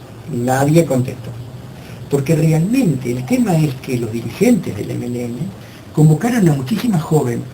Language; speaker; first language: Spanish; native; Spanish